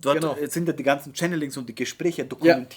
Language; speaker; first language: German; native; German